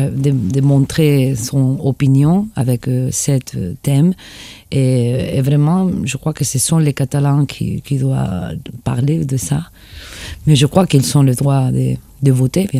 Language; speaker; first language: French; non-native, fluent; Spanish